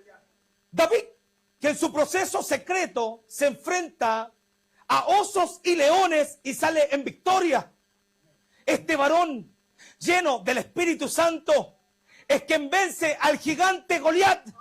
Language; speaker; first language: Spanish; native; Spanish